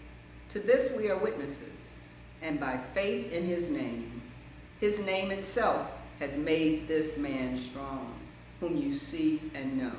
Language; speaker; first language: English; native; English